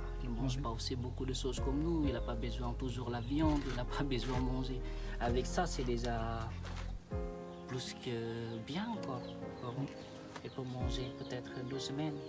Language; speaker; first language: French; non-native, learner; Indonesian